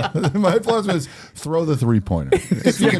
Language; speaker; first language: English; native; English